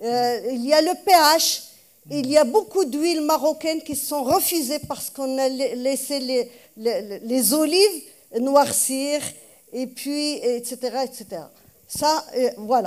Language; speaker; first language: French; non-native, local second language; Arabic